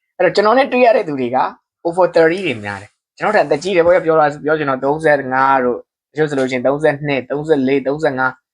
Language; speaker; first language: Burmese; native; Burmese